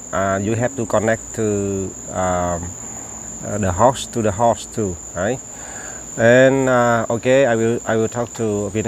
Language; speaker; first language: English; non-native, local second language; Vietnamese